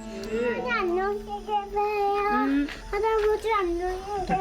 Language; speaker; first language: Korean; early bilingual, heritage; Korean